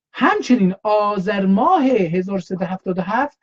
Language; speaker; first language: Persian; non-native, local second language; Azerbaijani